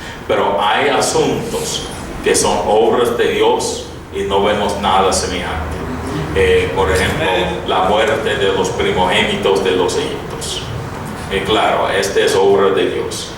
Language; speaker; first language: Spanish; non-native, fluent; English